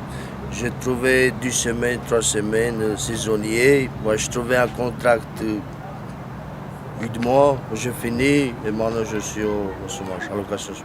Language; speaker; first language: French; non-native, learner; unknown